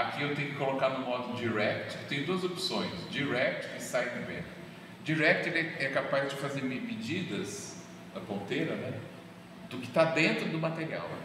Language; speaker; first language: Portuguese; native; Portuguese